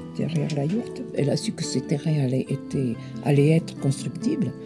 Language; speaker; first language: French; early bilingual, other home language; Italian